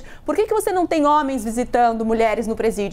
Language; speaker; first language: Portuguese; native; Portuguese